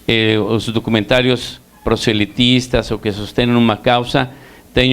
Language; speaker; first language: Portuguese; non-native, learner; Spanish